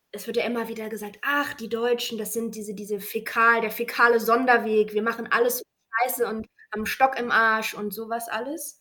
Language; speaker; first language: German; native; German